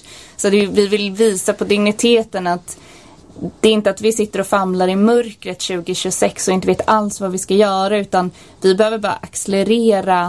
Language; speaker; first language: Swedish; native; Swedish